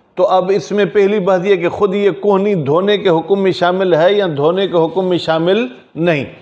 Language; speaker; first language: Urdu; non-native, local second language; Sindhi